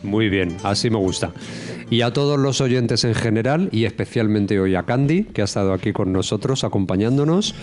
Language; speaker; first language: Spanish; native; Spanish